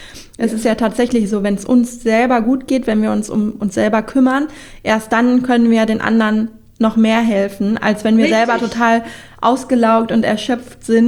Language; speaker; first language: German; native; German